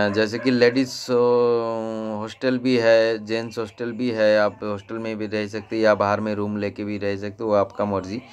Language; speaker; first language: Hindi; non-native, local second language; Tamil